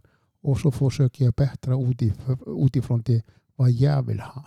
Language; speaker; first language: Swedish; non-native, fluent; Icelandic